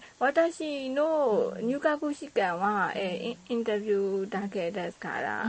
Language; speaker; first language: Japanese; non-native, learner; Burmese